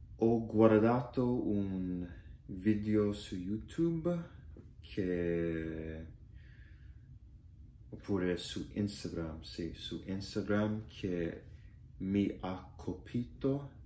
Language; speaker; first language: Italian; non-native, learner; English